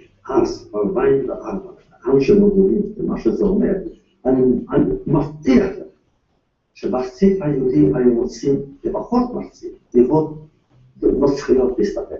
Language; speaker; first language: Hebrew; non-native, fluent; Yiddish